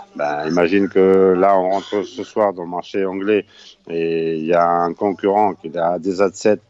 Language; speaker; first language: French; non-native, fluent; Spanish